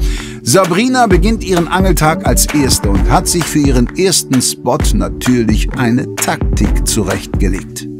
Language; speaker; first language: German; native; German